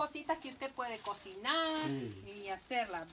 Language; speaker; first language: Spanish; native; Spanish